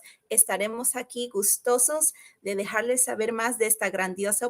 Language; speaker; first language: Spanish; native; Spanish